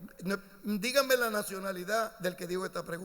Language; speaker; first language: Spanish; native; Spanish